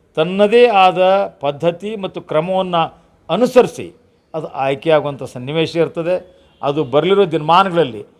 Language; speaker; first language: Kannada; native; Kannada